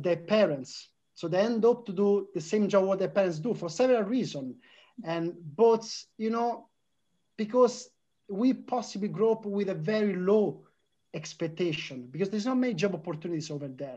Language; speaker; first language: English; non-native, fluent; Italian